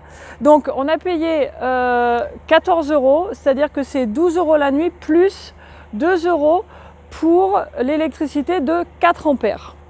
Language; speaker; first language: French; native; French